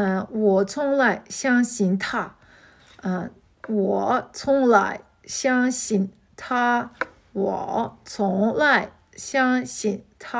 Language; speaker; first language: Chinese; non-native, fluent; Turkmen